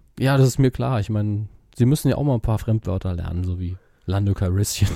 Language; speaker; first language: German; native; German